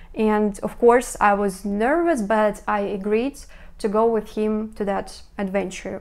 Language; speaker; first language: English; non-native, fluent; Russian